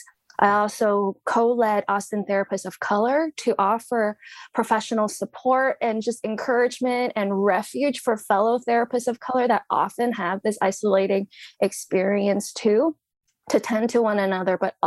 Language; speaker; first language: English; non-native, local second language; Cantonese